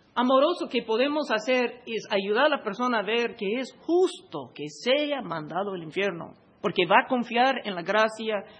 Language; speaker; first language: Spanish; non-native, fluent; English